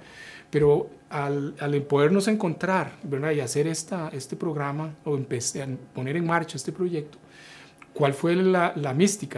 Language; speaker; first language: Spanish; native; Spanish